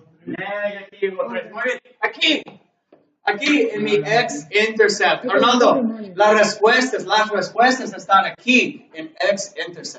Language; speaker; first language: Spanish; non-native, learner; English